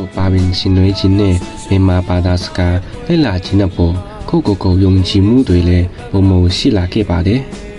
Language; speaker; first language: Burmese; non-native, learner; Chinese